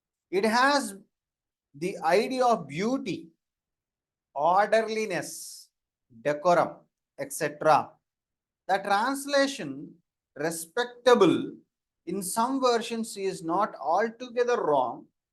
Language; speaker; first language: English; non-native, local second language; Telugu